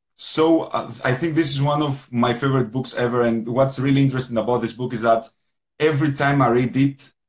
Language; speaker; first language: English; non-native, fluent; Greek